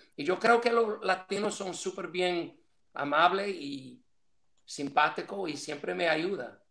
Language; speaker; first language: Spanish; non-native, fluent; English